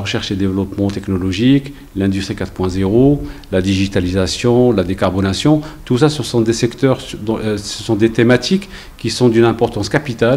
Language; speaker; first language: French; non-native, local second language; Arabic